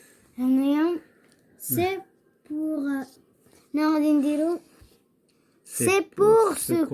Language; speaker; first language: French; non-native, local second language; Arabic